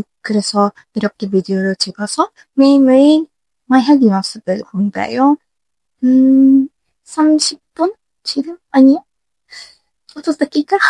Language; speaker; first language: Korean; non-native, learner; Turkish